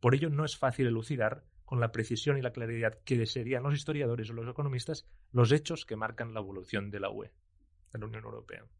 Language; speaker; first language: Spanish; non-native, local second language; Catalan